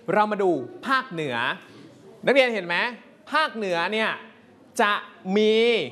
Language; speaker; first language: Thai; native; Thai